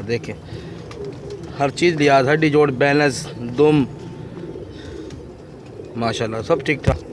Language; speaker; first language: Hindi; non-native, local second language; Saraiki